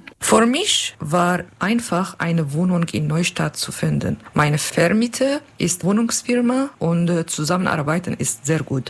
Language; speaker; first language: German; non-native, learner; English